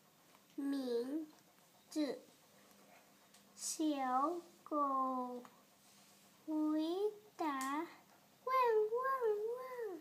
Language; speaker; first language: Chinese; non-native, learner; Thai